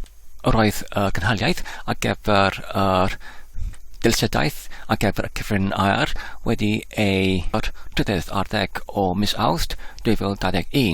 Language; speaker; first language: Welsh; non-native, fluent; English